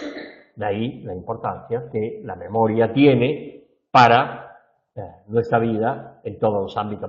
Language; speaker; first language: Spanish; native; Spanish